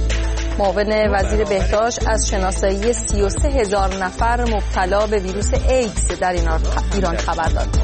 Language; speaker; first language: Persian; native; Persian